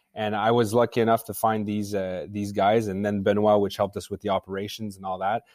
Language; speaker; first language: English; native; English